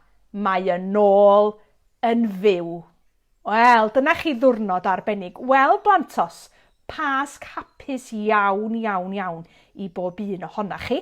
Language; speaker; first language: Welsh; native; Welsh